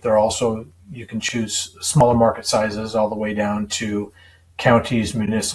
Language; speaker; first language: English; native; English